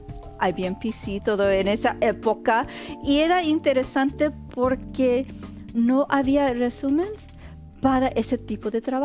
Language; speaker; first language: Spanish; early bilingual, heritage; Spanish